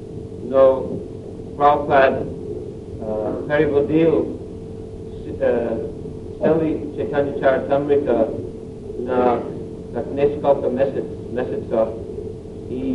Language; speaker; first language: Russian; non-native, learner; English